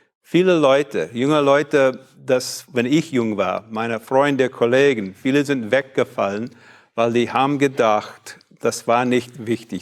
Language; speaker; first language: German; non-native, fluent; English